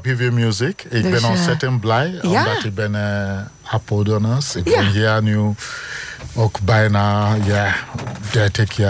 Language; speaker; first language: Dutch; non-native, learner; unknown